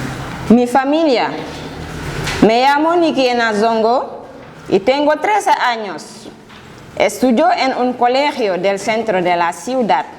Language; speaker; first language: Spanish; non-native, fluent; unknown